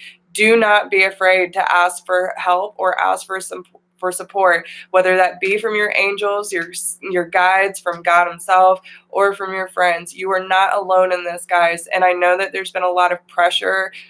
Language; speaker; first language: English; native; English